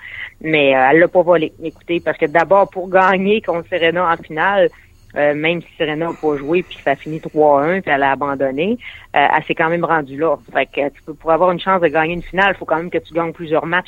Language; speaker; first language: French; native; French